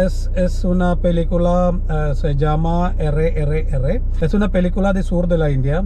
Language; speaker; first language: Spanish; non-native, learner; Malayalam